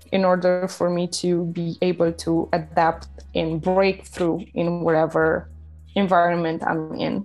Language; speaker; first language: English; non-native, fluent; Romanian